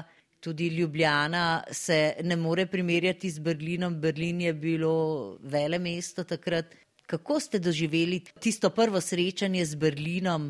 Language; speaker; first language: Slovenian; native; Slovenian